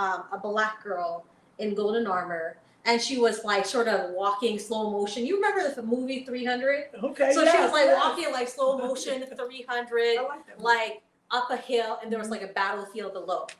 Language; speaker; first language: English; early bilingual, other home language; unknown